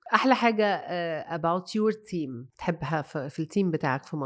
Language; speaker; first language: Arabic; native; Arabic